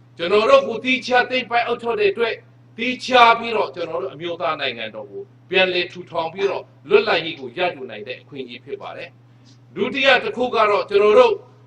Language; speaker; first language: Burmese; non-native, local second language; Hakha Chin